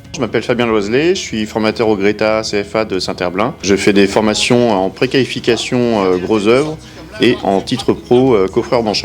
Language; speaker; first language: French; native; French